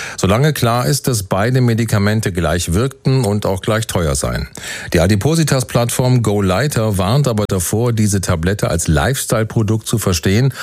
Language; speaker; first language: German; native; German